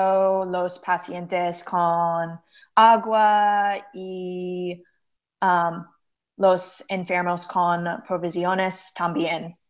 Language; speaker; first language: Spanish; non-native, learner; English